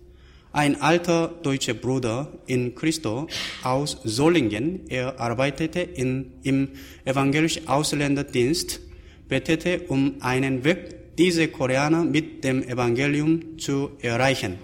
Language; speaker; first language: German; non-native, fluent; Korean